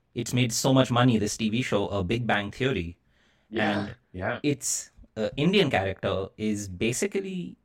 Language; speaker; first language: English; non-native, local second language; Bangla